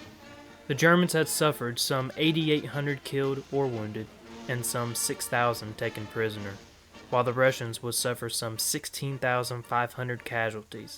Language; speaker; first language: English; native; English